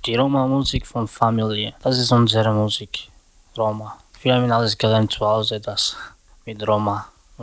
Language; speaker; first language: German; non-native, learner; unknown